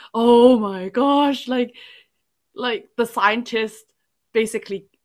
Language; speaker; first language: English; early bilingual, other home language; Cantonese